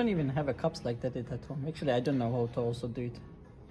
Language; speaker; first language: English; non-native, fluent; Turkish